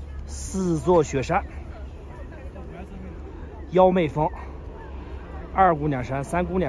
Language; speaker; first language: Chinese; native; Chinese